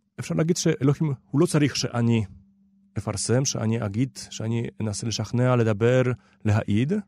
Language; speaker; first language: Hebrew; non-native, fluent; Polish